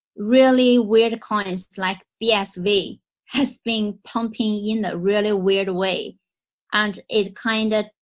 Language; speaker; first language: English; non-native, fluent; Chinese